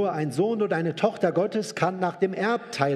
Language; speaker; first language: German; native; German